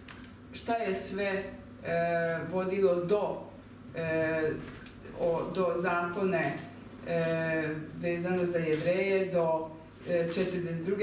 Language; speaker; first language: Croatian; non-native, local second language; Hungarian